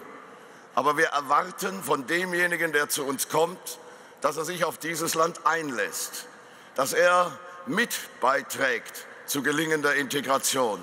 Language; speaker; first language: German; native; German